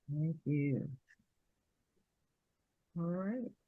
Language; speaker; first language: English; native; English